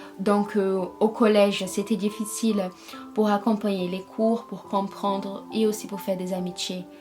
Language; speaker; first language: French; non-native, fluent; Portuguese